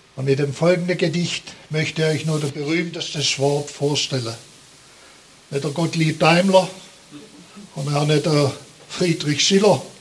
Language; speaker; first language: German; native; German